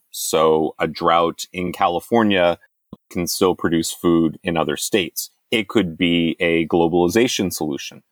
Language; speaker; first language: English; native; English